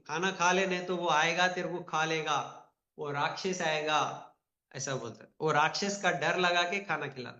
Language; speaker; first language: Hindi; non-native, local second language; Telugu